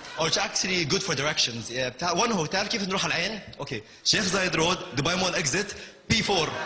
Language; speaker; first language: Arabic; non-native, local second language; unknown